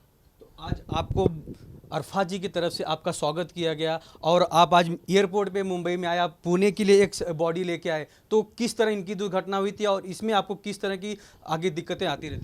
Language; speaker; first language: Hindi; native; Hindi